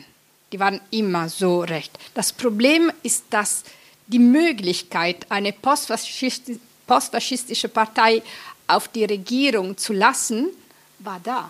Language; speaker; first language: German; non-native, fluent; Italian